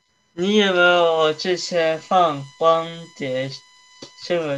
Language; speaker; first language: Chinese; early bilingual, heritage; Chinese